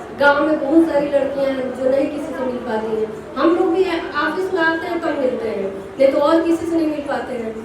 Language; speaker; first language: Hindi; native; Hindi